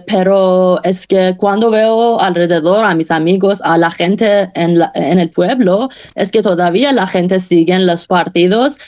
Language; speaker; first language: Spanish; non-native, fluent; Persian